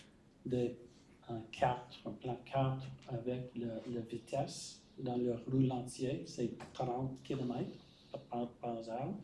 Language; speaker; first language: French; non-native, learner; English